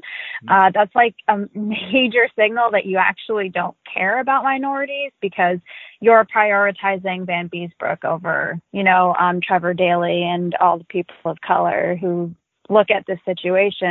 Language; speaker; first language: English; native; English